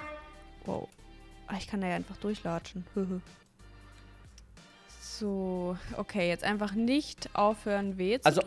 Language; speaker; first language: German; native; German